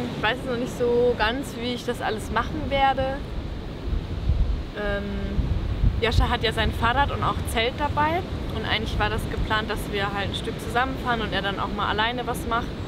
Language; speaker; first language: German; native; German